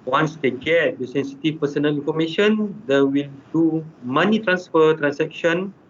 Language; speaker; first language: English; non-native, local second language; Malay